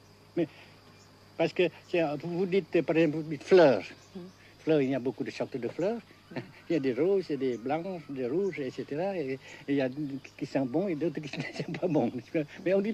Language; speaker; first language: French; non-native, fluent; Vietnamese